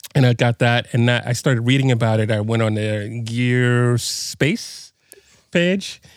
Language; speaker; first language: English; native; English